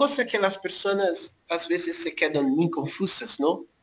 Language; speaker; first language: Portuguese; non-native, fluent; Spanish